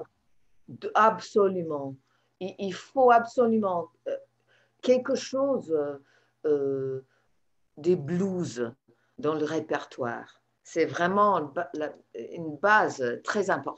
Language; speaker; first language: French; non-native, fluent; English